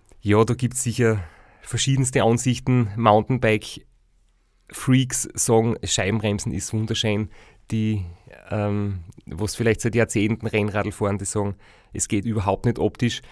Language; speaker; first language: German; native; German